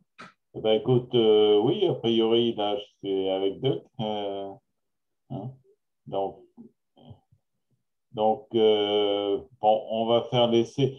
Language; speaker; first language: French; native; French